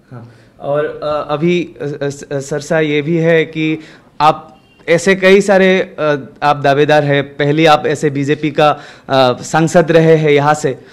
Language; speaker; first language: Hindi; non-native, local second language; Assamese